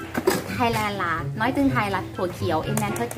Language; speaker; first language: Vietnamese; non-native, learner; Thai